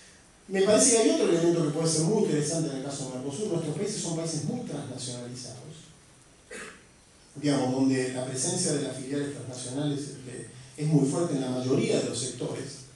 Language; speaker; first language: Spanish; native; Spanish